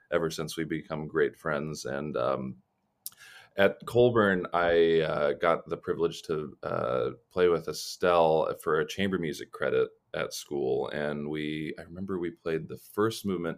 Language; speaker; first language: English; native; English